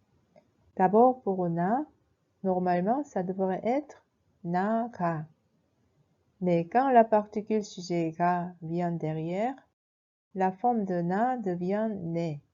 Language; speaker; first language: French; non-native, fluent; Korean